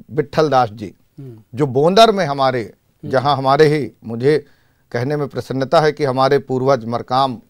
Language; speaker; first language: Hindi; native; Hindi